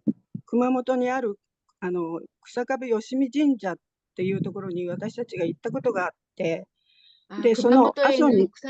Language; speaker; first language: Japanese; native; Japanese